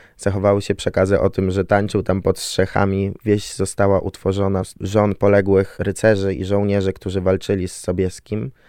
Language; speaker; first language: Polish; native; Polish